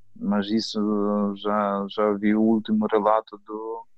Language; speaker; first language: Portuguese; non-native, fluent; Ukrainian